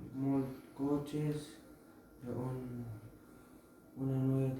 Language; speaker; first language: Catalan; non-native, learner; Arabic